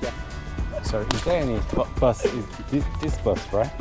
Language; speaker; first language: English; non-native, learner; Korean